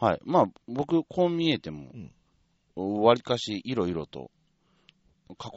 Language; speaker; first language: Japanese; native; Japanese